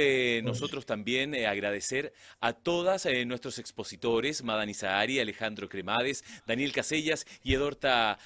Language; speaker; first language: Spanish; native; Spanish